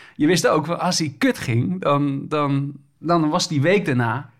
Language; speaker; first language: Dutch; native; Dutch